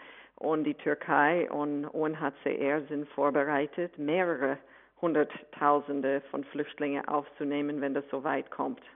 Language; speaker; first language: German; non-native, fluent; English